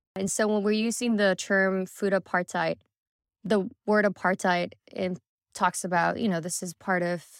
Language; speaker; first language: English; early bilingual, other home language; Spanish